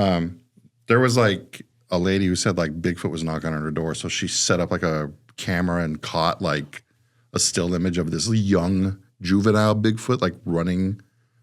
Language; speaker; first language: English; native; English